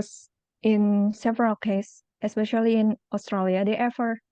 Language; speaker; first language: English; non-native, local second language; Indonesian